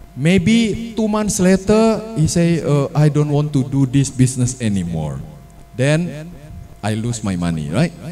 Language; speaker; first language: English; non-native, fluent; Indonesian